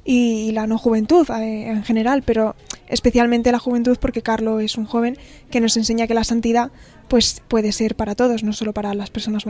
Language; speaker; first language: Spanish; native; Spanish